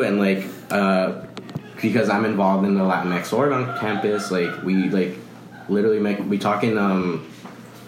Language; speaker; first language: English; early bilingual, other home language; Spanish